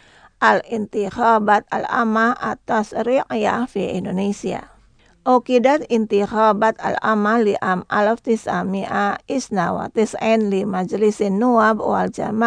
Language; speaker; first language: Arabic; non-native, learner; Indonesian